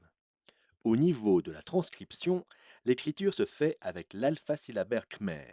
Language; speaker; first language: French; native; French